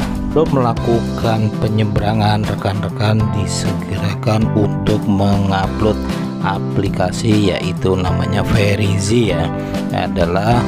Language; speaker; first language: Indonesian; native; Indonesian